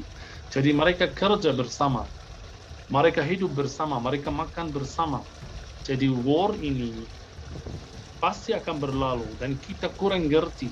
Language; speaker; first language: Indonesian; non-native, fluent; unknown